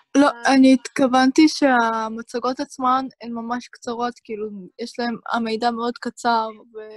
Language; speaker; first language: Hebrew; native; Hebrew